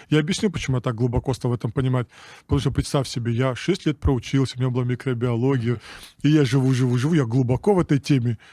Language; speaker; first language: Russian; non-native, local second language; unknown